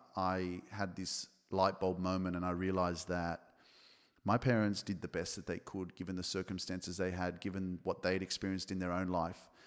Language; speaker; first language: English; early bilingual, other home language; Polish